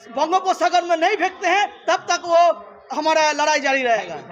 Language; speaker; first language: Hindi; non-native, local second language; Bangla